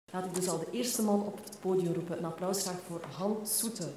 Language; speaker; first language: Dutch; native; Dutch